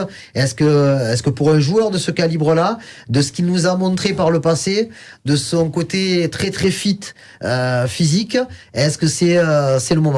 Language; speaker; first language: French; native; French